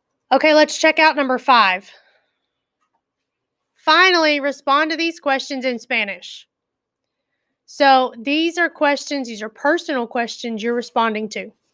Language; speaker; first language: English; native; English